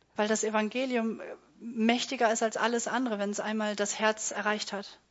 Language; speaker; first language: German; native; German